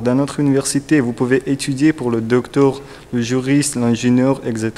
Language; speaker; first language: French; non-native, learner; Russian